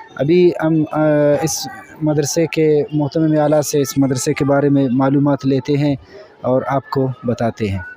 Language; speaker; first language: Urdu; non-native, local second language; Baluchi